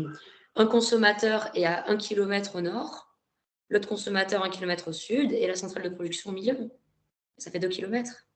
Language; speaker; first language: French; native; French